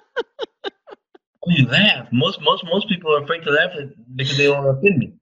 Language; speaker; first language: English; native; English